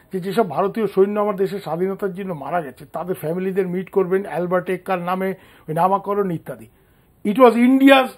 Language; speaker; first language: Bangla; native; Bangla